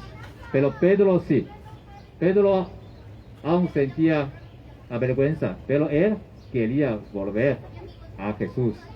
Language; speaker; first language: Spanish; non-native, learner; Chinese